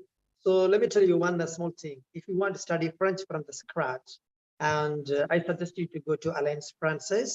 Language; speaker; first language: English; non-native, local second language; Malayalam